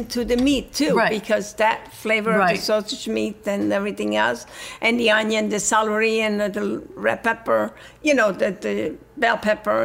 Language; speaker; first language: English; non-native, fluent; Italian